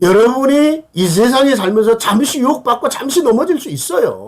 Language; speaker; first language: Korean; native; Korean